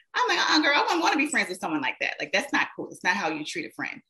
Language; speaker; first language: English; native; English